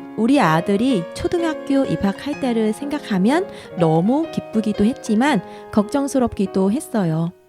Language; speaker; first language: Korean; non-native, fluent; Vietnamese